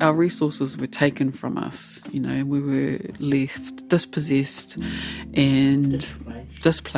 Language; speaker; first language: English; non-native, local second language; Māori